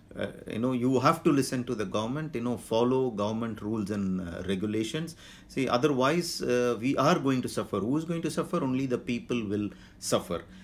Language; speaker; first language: English; non-native, local second language; Tamil